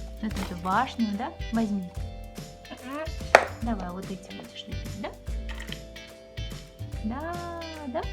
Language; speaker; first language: Russian; non-native, local second language; Kazakh